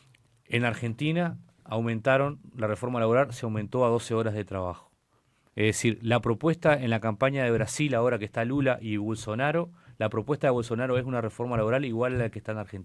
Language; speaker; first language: Spanish; native; Spanish